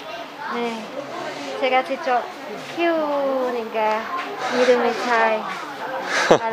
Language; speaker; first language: Korean; non-native, fluent; Cantonese